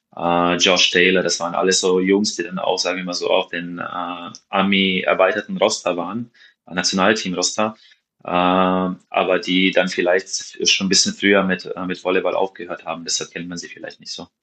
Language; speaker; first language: German; non-native, fluent; Slovenian